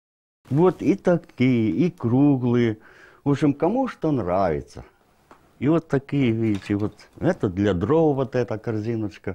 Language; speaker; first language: Russian; native; Russian